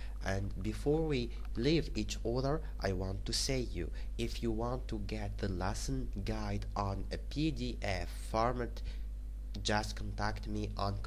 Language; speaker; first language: English; non-native, fluent; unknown